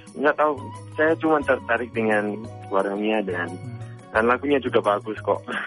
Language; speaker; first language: Indonesian; non-native, fluent; English